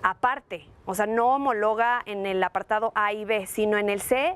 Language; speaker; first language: Spanish; native; Spanish